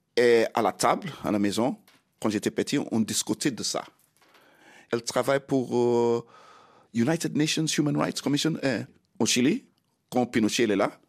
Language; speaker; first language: French; non-native, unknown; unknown